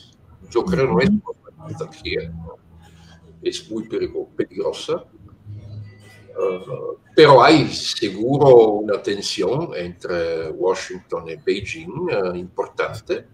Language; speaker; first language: Spanish; non-native, fluent; Italian